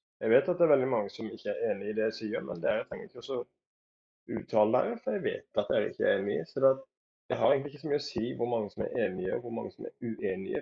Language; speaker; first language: Norwegian; native; Norwegian